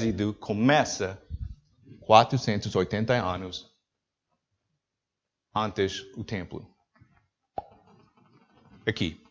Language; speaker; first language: Portuguese; non-native, learner; English